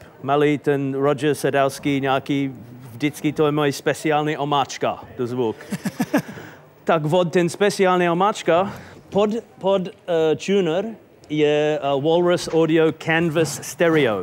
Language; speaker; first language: Czech; non-native, fluent; English